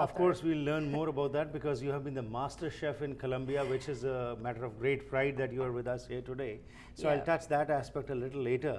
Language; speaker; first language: English; non-native, fluent; Punjabi